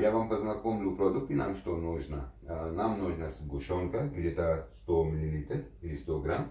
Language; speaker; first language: Russian; non-native, learner; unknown